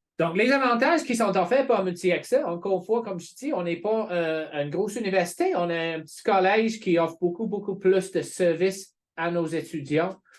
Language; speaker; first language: French; non-native, fluent; English